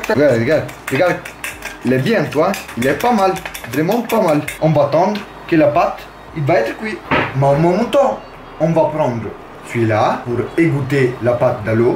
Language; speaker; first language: French; non-native, learner; Italian